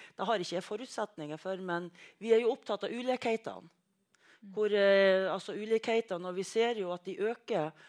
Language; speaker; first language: Norwegian; native; Norwegian